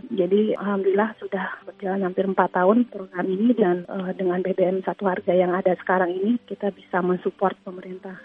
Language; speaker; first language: Indonesian; native; Indonesian